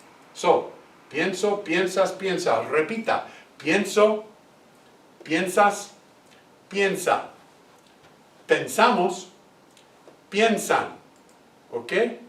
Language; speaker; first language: Spanish; non-native, fluent; English